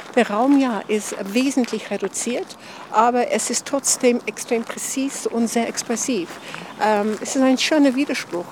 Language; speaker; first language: German; non-native, fluent; English